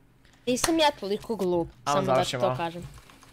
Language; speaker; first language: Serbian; early bilingual, heritage; Serbian